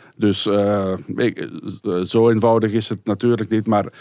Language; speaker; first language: Dutch; native; Dutch